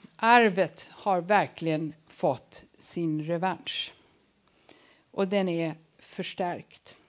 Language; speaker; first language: Swedish; early bilingual, other home language; English